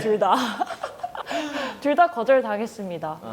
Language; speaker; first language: Korean; early bilingual, heritage; Korean